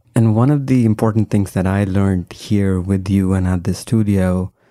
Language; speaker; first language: English; non-native, local second language; Hindi